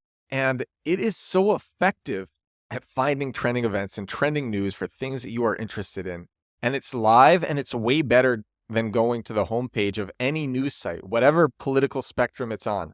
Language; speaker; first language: English; native; English